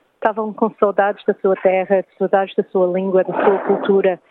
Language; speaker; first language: Portuguese; early bilingual, heritage; English